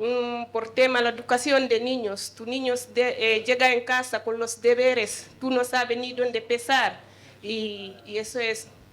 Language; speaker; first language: Spanish; non-native, learner; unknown